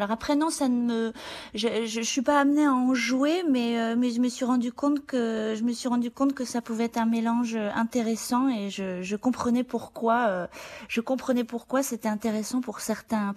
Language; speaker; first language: French; native; French